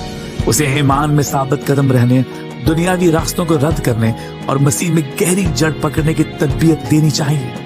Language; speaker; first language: Urdu; native; Urdu